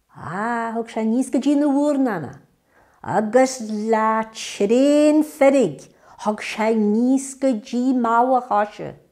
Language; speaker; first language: Irish; native; Irish